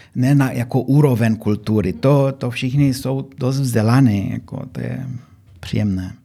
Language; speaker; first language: Czech; non-native, fluent; Romanian